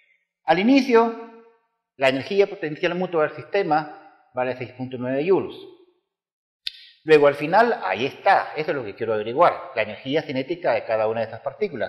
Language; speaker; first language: Spanish; native; Spanish